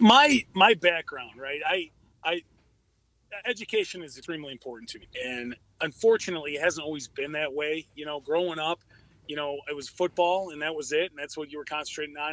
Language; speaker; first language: English; native; English